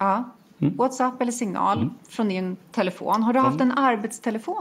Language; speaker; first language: Swedish; native; Swedish